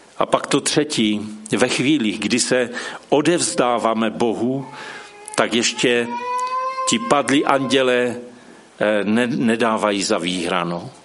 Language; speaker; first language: Czech; non-native, local second language; Polish